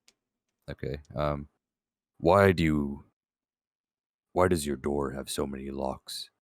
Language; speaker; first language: English; native; English